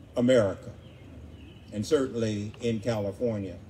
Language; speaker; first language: English; native; English